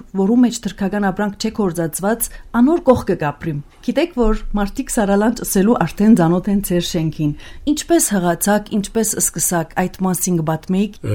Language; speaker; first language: Armenian; early bilingual, heritage; Armenian